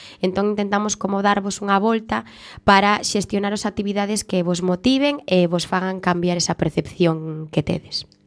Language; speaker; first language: Galician; native; Galician